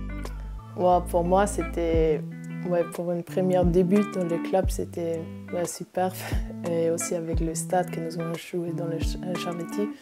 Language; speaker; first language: French; non-native, learner; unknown